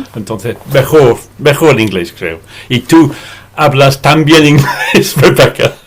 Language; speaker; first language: Spanish; non-native, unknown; English